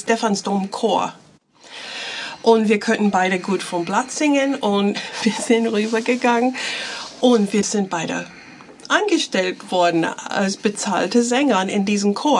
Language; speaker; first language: German; non-native, fluent; English